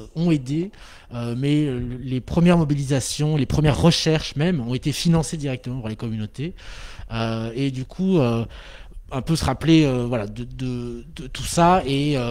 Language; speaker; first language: French; native; French